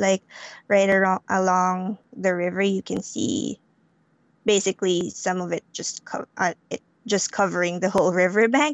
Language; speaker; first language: English; non-native, local second language; Filipino